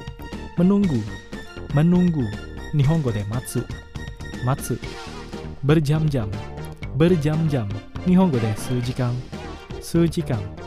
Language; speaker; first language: Japanese; non-native, fluent; Indonesian